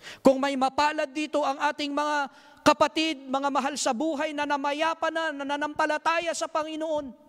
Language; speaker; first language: Filipino; native; Filipino